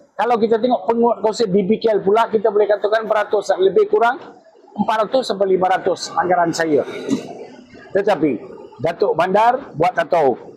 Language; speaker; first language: Malay; non-native, local second language; Tamil